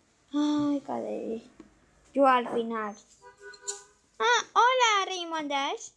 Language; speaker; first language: Spanish; native; Spanish